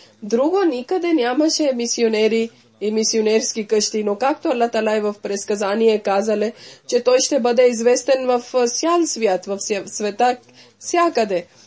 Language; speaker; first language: Bulgarian; non-native, fluent; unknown